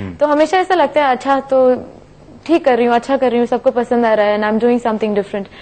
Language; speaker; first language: Hindi; non-native, local second language; Tamil